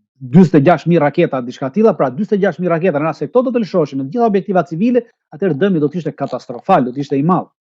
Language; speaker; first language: Albanian; native; Albanian